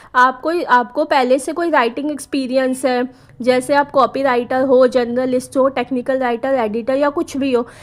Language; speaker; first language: Hindi; native; Hindi